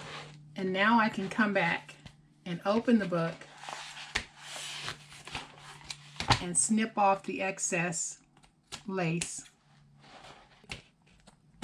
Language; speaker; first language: English; native; English